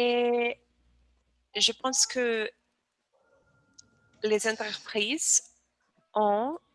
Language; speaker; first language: French; non-native, learner; Portuguese